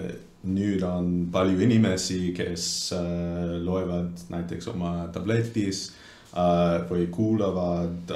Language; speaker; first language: Estonian; non-native, fluent; English